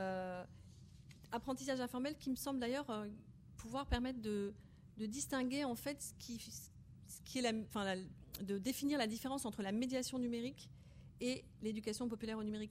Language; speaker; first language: French; native; French